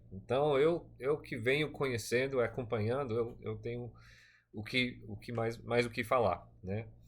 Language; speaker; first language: Portuguese; non-native, fluent; English